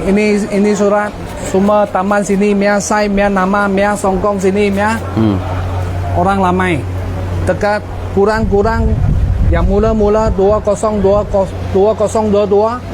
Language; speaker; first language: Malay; non-native, local second language; Cantonese